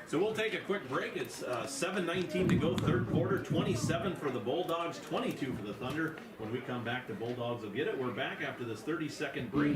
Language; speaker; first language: English; native; English